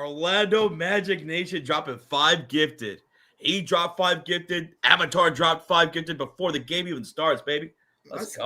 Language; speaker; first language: English; native; English